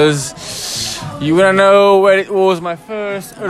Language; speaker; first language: English; non-native, learner; Italian